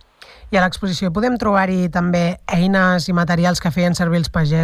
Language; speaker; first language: Catalan; native; Catalan